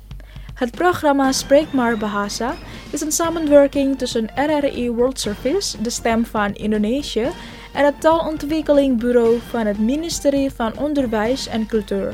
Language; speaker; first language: Dutch; non-native, fluent; Indonesian